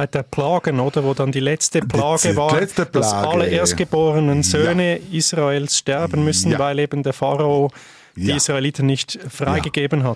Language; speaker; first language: German; native; German